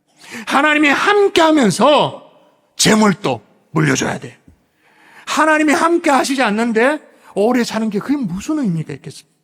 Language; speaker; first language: Korean; native; Korean